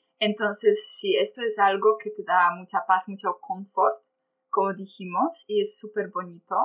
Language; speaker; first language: Spanish; non-native, fluent; Polish